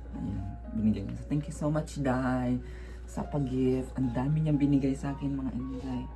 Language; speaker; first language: Filipino; non-native, local second language; Cebuano